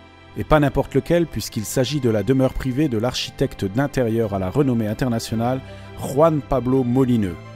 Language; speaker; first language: French; native; French